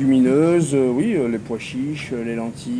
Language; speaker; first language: French; native; French